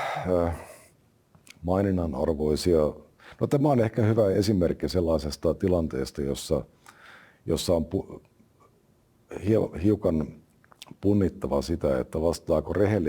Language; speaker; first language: Finnish; native; Finnish